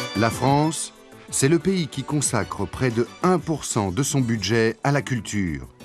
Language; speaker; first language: French; native; French